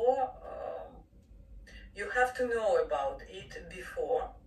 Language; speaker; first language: English; non-native, fluent; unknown